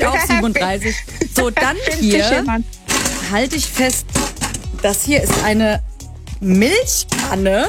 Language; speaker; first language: German; native; German